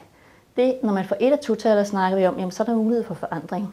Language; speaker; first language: Danish; native; Danish